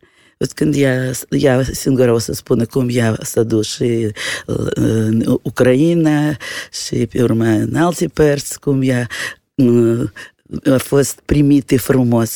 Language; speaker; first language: Romanian; non-native, local second language; Russian